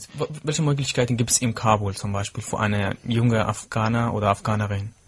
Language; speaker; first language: German; non-native, fluent; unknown